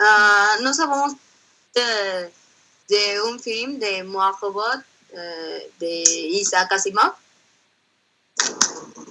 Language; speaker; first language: French; non-native, learner; Spanish